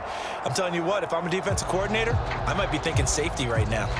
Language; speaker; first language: English; native; English